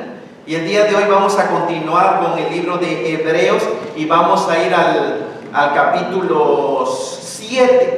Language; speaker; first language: Spanish; native; Spanish